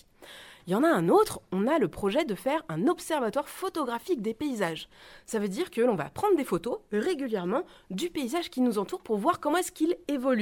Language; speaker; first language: French; native; French